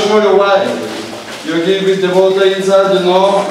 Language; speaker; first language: English; non-native, fluent; German